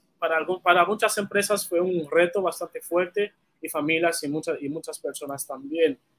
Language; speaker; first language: Spanish; non-native, fluent; Haitian Creole